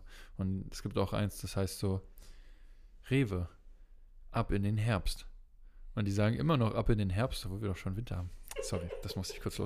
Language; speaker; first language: German; native; German